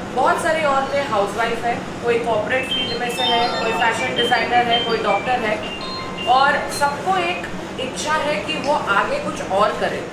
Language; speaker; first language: Hindi; native; Hindi